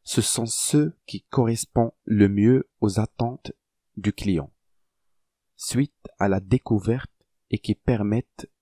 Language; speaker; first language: French; non-native, local second language; Arabic